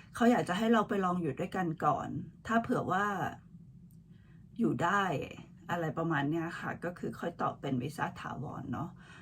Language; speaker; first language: Thai; native; Thai